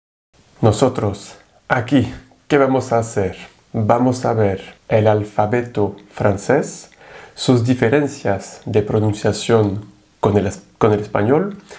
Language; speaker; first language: Spanish; non-native, fluent; French